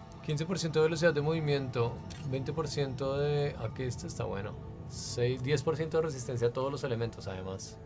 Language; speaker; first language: Spanish; native; Spanish